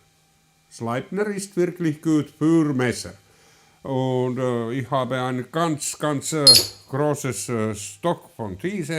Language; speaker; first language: German; non-native, learner; Finnish